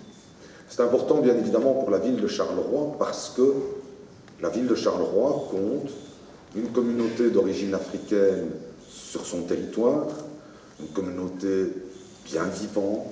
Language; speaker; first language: French; native; French